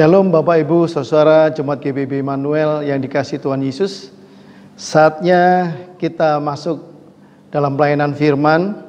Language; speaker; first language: Indonesian; native; Indonesian